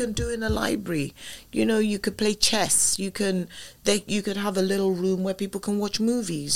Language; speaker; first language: English; non-native, local second language; Yoruba